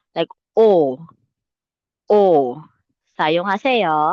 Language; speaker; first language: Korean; non-native, learner; Filipino